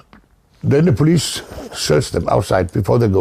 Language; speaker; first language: English; non-native, fluent; Danish